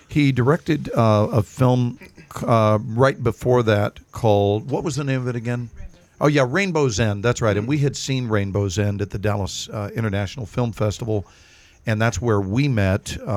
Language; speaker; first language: English; native; English